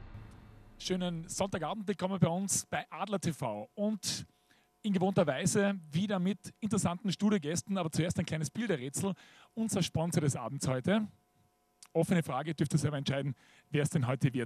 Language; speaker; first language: German; native; German